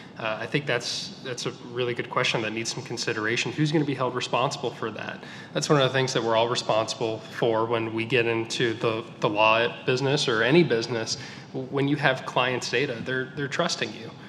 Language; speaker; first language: English; native; English